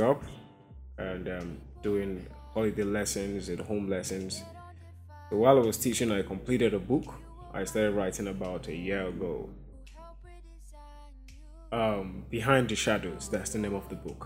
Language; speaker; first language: English; non-native, local second language; Igbo